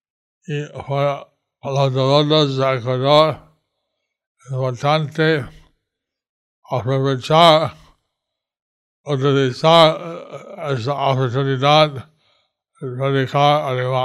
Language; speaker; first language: Spanish; non-native, learner; English